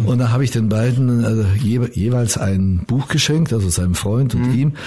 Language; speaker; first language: German; native; German